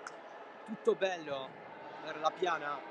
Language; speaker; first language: Italian; native; Italian